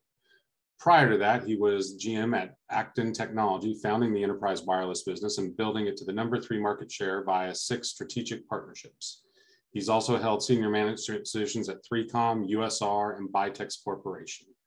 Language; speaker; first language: English; native; English